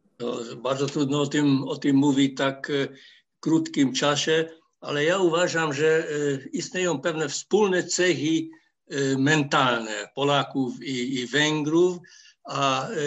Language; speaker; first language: Polish; non-native, fluent; Hungarian